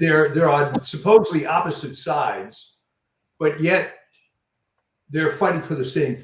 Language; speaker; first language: English; native; English